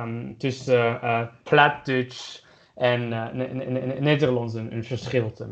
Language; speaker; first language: Dutch; non-native, learner; German